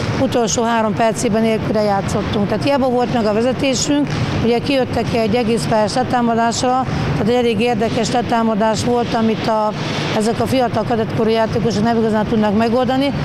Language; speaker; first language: Hungarian; native; Hungarian